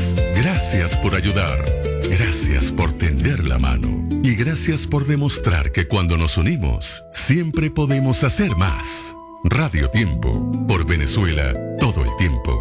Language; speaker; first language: Spanish; native; Spanish